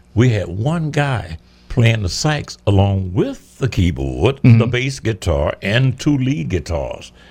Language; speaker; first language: English; native; English